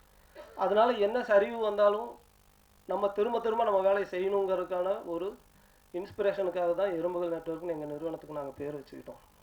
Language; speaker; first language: Tamil; native; Tamil